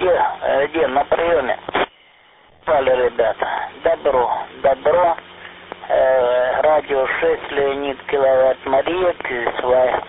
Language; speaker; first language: Russian; native; Russian